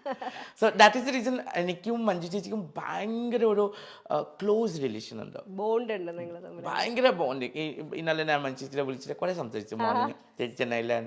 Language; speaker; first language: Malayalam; non-native, fluent; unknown